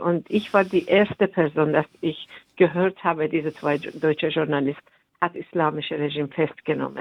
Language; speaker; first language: German; non-native, fluent; Persian